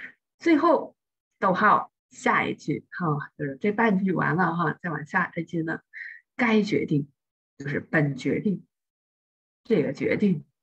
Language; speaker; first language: Chinese; native; Chinese